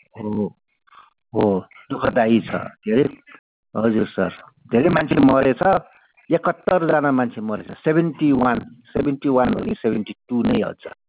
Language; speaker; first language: Nepali; native; Nepali